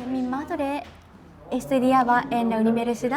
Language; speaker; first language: Spanish; non-native, learner; Japanese